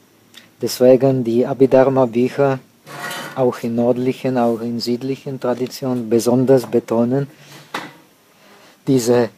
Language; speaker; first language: German; non-native, fluent; Czech